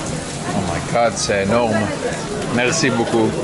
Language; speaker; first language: French; non-native, learner; English